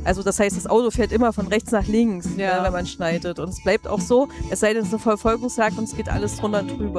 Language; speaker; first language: German; native; German